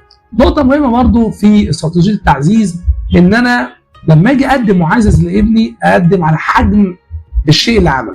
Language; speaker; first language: Arabic; native; Arabic